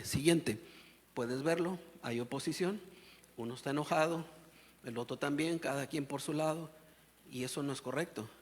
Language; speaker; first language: Spanish; native; Spanish